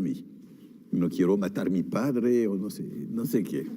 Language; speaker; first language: Spanish; non-native, fluent; French